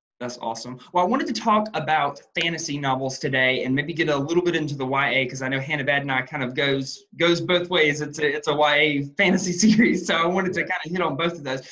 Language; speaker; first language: English; native; English